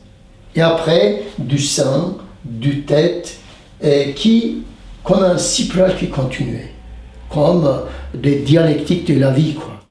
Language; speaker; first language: French; non-native, fluent; Turkish